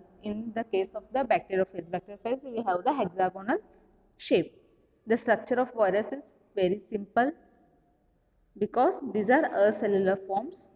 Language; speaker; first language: English; non-native, local second language; Kannada